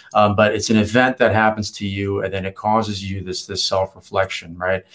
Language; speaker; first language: English; native; English